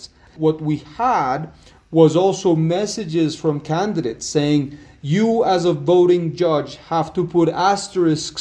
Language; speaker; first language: English; non-native, fluent; Spanish